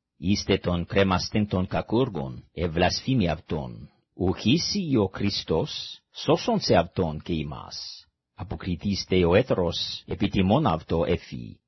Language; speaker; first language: Greek; non-native, fluent; English